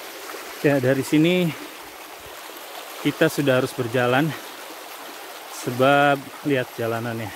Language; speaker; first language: Indonesian; native; Indonesian